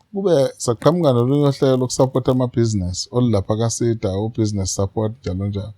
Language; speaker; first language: Zulu; native; Zulu